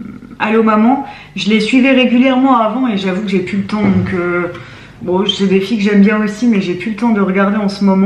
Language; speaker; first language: French; native; French